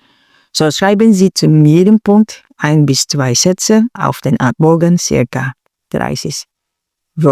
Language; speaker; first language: German; non-native, learner; Filipino